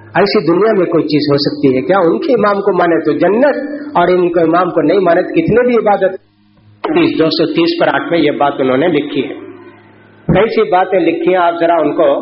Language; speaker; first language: Urdu; native; Urdu